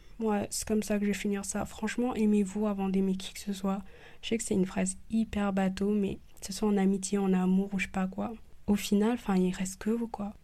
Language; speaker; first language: French; early bilingual, other home language; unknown